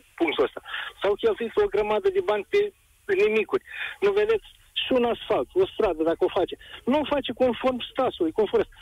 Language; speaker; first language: Romanian; native; Romanian